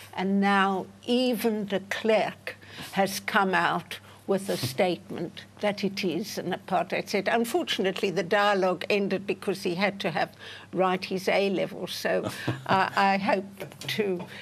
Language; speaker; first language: English; native; English